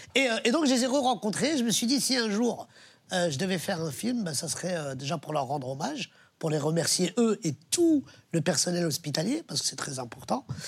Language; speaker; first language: French; early bilingual, other home language; Arabic